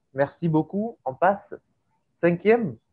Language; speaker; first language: French; native; French